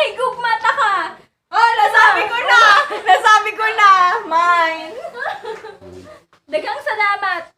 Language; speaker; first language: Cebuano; non-native, learner; Filipino